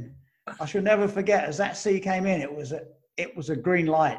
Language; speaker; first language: English; native; English